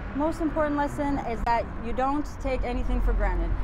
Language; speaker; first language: English; native; English